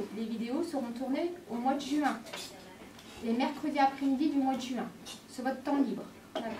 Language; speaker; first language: French; native; French